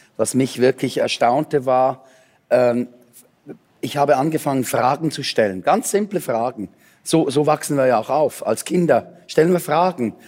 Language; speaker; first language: German; native; German